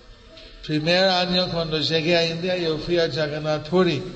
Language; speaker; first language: Spanish; non-native, learner; English